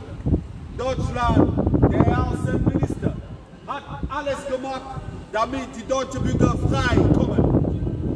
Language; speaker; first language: German; non-native, fluent; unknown